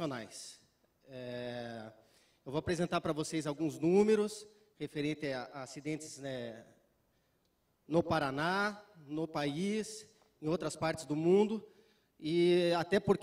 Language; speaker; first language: Portuguese; native; Portuguese